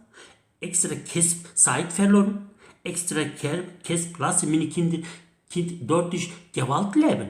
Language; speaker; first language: German; non-native, learner; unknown